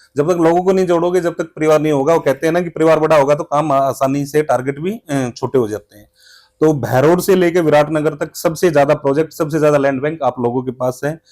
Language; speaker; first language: Hindi; native; Hindi